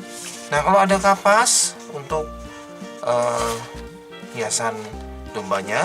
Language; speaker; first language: Indonesian; native; Indonesian